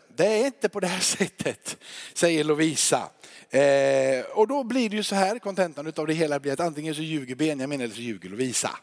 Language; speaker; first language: Swedish; native; Swedish